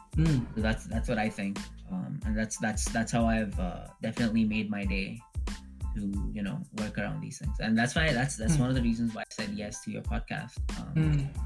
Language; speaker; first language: English; early bilingual, other home language; Hindi